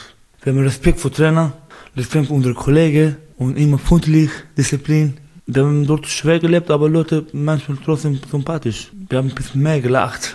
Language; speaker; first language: German; non-native, learner; Persian